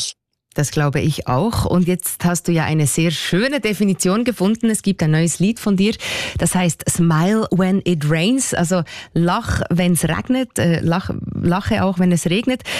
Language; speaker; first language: German; native; German